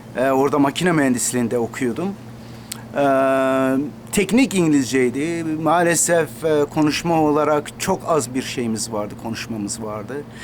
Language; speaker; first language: Turkish; non-native, local second language; Kurdish